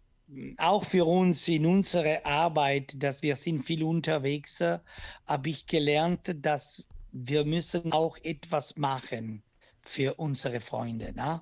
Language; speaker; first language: German; non-native, local second language; Italian